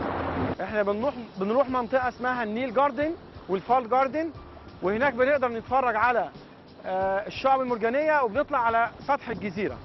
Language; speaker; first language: Arabic; native; Arabic